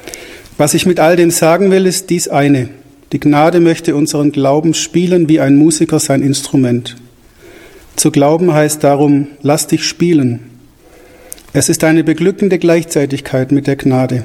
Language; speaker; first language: German; native; German